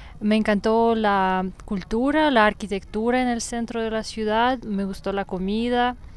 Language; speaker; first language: Spanish; non-native, fluent; Russian